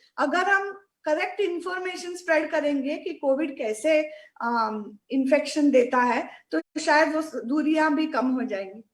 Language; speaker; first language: Hindi; non-native, local second language; Marathi